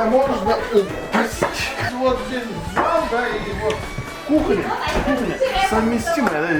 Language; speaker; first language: Russian; non-native, local second language; Yakut